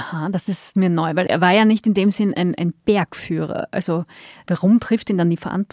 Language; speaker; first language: German; native; German